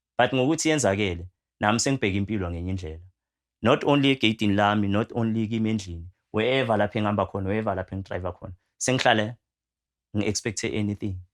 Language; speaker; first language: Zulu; native; Zulu